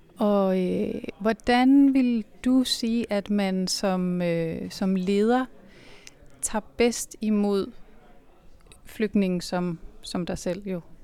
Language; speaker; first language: Danish; native; Danish